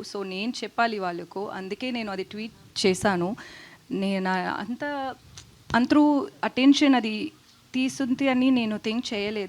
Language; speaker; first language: Telugu; non-native, learner; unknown